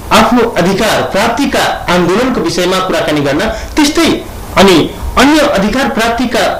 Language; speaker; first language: Nepali; native; Nepali